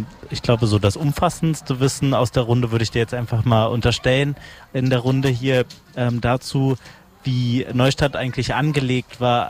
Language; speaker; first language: German; native; German